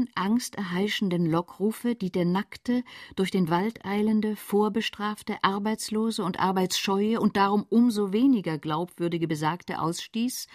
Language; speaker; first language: German; native; German